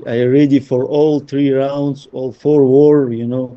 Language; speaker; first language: English; non-native, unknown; Russian